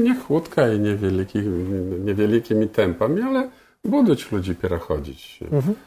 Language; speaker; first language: Polish; non-native, local second language; Belarusian